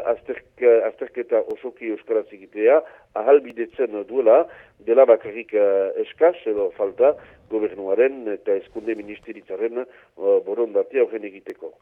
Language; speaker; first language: Basque; native; Basque